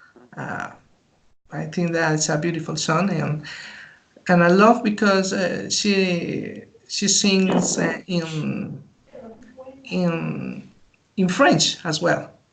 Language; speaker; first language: English; non-native, learner; Spanish